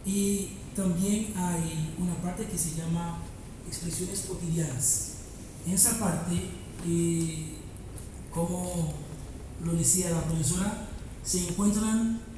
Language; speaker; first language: Spanish; non-native, fluent; Haitian Creole